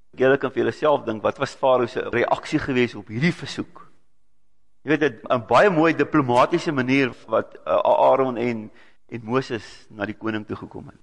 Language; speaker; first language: Afrikaans; native; Afrikaans